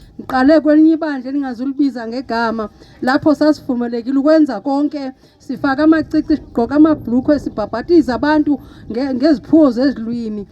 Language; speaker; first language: Zulu; non-native, local second language; Xhosa